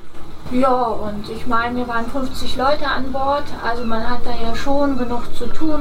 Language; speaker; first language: German; native; German